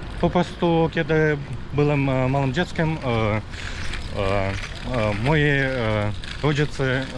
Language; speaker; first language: Polish; early bilingual, heritage; Russian